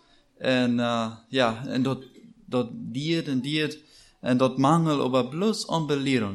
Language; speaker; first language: German; non-native, learner; Plautdietsch